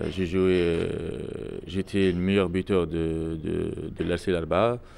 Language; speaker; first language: French; non-native, local second language; Arabic